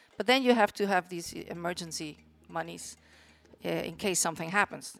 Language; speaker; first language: English; non-native, fluent; Spanish